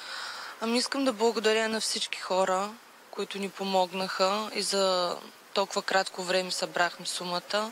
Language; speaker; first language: Bulgarian; native; Bulgarian